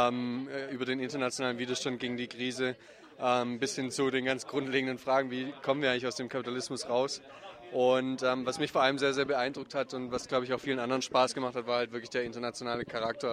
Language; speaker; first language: German; native; German